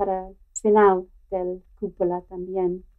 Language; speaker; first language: Spanish; non-native, learner; English